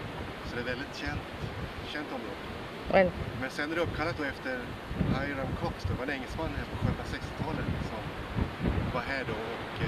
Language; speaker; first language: Swedish; native; Swedish